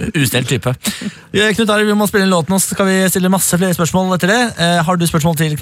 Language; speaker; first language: Norwegian; native; Norwegian